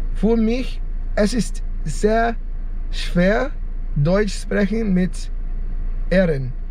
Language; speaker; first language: German; non-native, learner; English